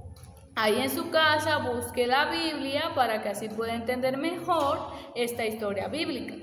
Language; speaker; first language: Spanish; native; Spanish